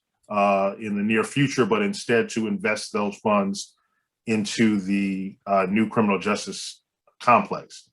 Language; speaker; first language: English; native; English